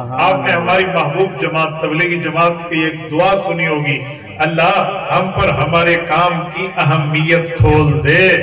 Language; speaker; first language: Urdu; non-native, local second language; Saraiki